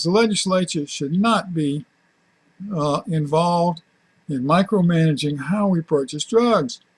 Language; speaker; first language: English; native; English